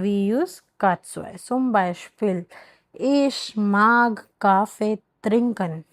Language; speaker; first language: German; non-native, learner; Hindi